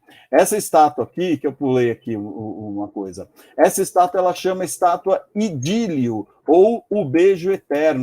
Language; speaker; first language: Portuguese; native; Portuguese